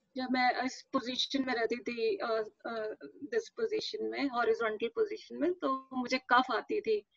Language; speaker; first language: Hindi; native; Hindi